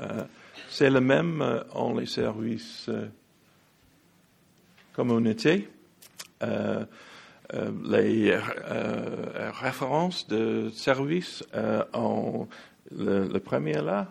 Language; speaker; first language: French; non-native, learner; English